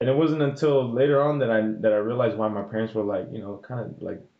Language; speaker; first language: English; early bilingual, other home language; Spanish